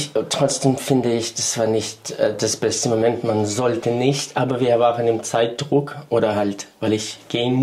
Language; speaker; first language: German; non-native, fluent; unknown